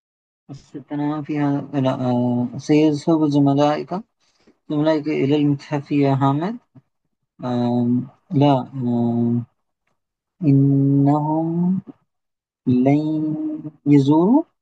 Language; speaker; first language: Arabic; non-native, learner; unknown